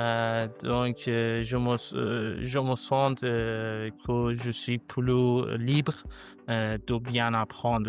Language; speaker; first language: French; non-native, learner; Persian